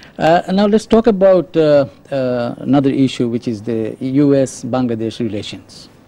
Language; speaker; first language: English; non-native, local second language; Bangla